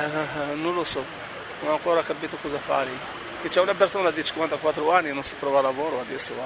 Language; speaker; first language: Italian; non-native, learner; Arabic